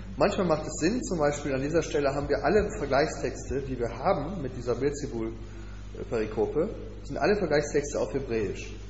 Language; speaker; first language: German; native; German